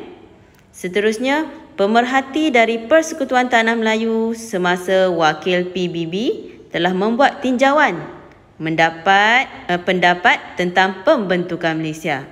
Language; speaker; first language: Malay; native; Malay